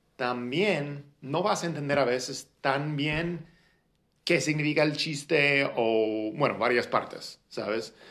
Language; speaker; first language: Spanish; non-native, fluent; English